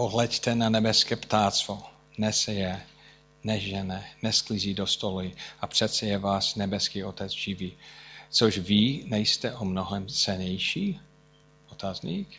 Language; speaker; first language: Czech; non-native, fluent; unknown